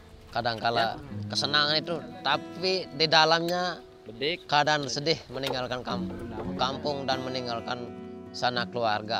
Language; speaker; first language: Indonesian; non-native, local second language; Balinese